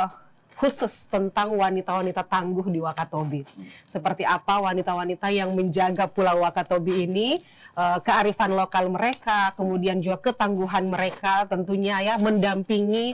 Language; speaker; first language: Indonesian; native; Indonesian